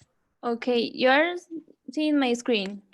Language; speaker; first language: English; non-native, learner; Spanish